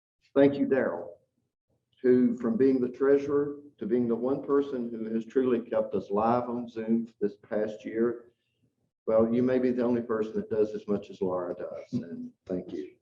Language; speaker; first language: English; native; English